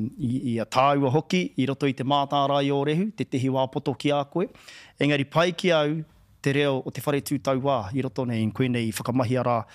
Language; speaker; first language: Māori; non-native, local second language; English